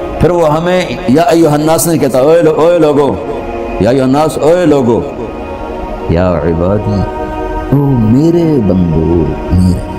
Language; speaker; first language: Urdu; non-native, local second language; Punjabi